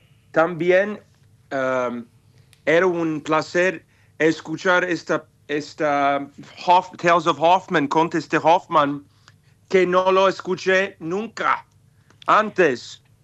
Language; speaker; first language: Spanish; non-native, fluent; English